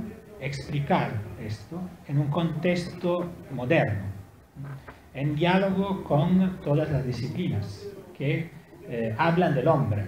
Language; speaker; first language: Spanish; non-native, learner; Italian